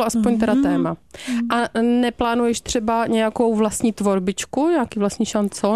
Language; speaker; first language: Czech; native; Czech